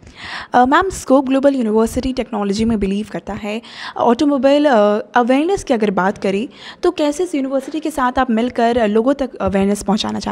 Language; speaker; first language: Hindi; native; Hindi